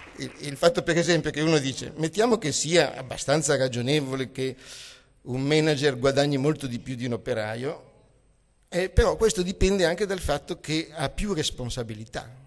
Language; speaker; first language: Italian; native; Italian